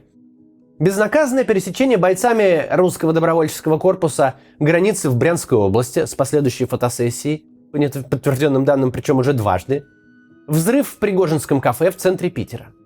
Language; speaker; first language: Russian; native; Russian